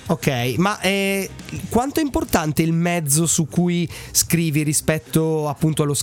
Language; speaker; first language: Italian; native; Italian